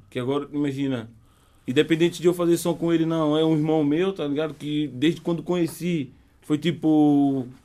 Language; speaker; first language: Portuguese; native; Portuguese